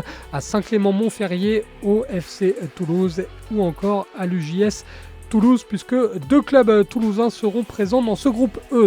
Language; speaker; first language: French; native; French